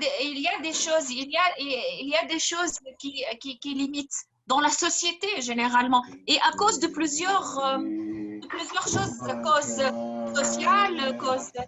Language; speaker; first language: French; non-native, fluent; Arabic